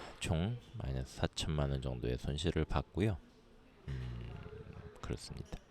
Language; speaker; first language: Korean; native; Korean